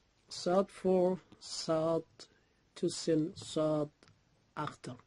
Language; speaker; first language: Dutch; non-native, learner; Somali